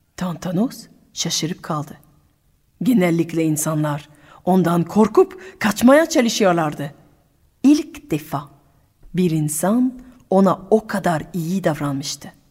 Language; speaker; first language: Turkish; non-native, fluent; French